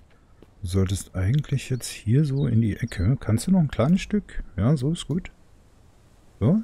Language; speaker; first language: German; native; German